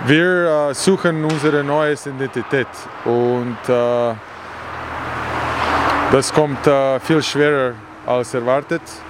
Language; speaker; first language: German; non-native, learner; English